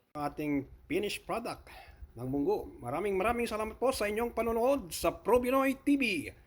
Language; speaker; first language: Filipino; non-native, local second language; Iloko